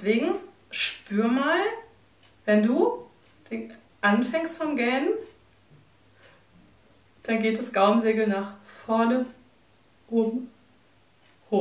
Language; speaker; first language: German; native; German